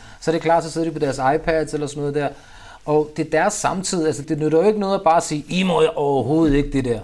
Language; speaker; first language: Danish; early bilingual, other home language; Urdu